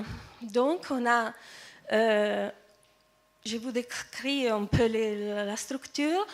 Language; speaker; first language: French; non-native, fluent; Italian